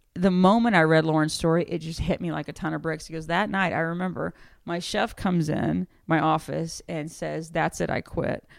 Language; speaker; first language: English; native; English